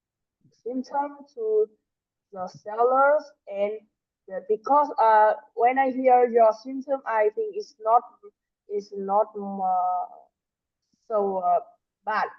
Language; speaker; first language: English; non-native, learner; Vietnamese